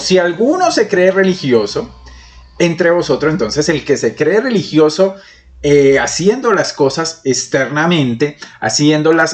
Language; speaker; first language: Spanish; native; Spanish